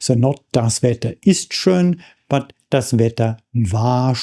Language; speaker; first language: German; non-native, fluent; English